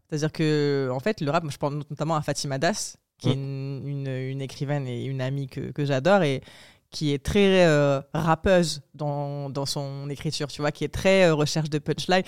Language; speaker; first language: French; early bilingual, other home language; Arabic